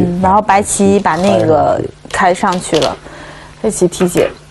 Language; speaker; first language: Chinese; native; Chinese